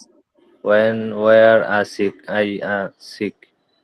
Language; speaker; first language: English; non-native, learner; Bangla